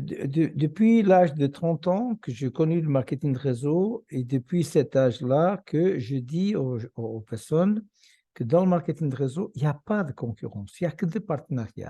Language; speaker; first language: French; non-native, fluent; Portuguese